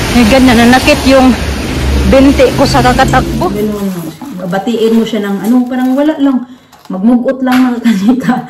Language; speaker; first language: Filipino; non-native, local second language; Cebuano